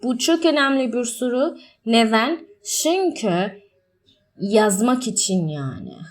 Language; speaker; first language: Turkish; non-native, learner; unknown